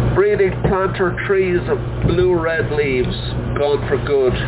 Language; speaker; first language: English; native; English